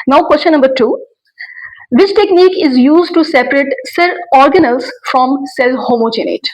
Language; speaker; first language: English; non-native, local second language; Urdu